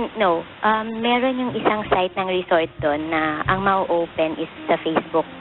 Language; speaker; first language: Filipino; non-native, local second language; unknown